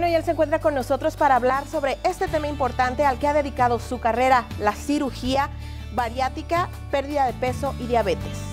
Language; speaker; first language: Spanish; native; Spanish